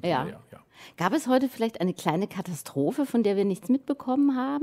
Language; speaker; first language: German; native; German